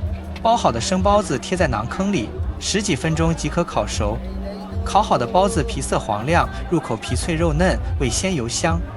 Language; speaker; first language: Chinese; native; Chinese